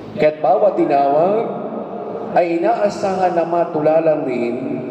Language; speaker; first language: Filipino; native; Filipino